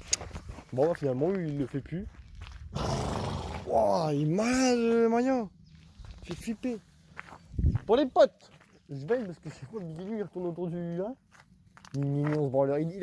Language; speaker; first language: French; native; French